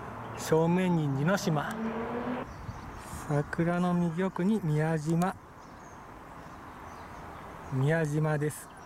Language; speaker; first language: Japanese; native; Japanese